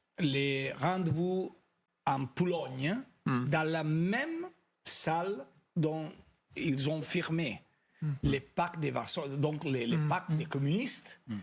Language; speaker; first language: French; non-native, fluent; Italian